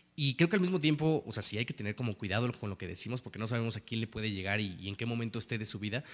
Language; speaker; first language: Spanish; native; Spanish